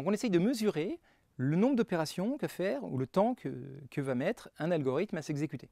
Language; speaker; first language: French; native; French